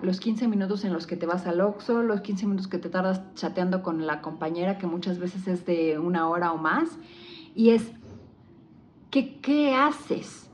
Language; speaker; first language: Spanish; native; Spanish